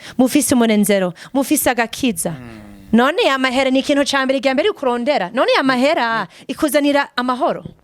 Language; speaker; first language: Rundi; non-native, fluent; English